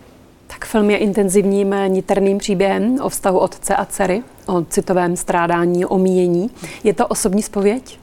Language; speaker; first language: Czech; native; Czech